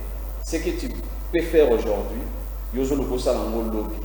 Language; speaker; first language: French; non-native, local second language; Lingala